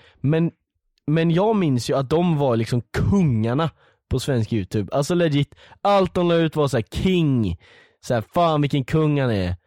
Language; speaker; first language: Swedish; native; Swedish